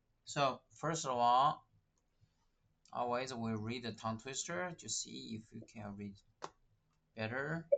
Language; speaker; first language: English; non-native, fluent; Chinese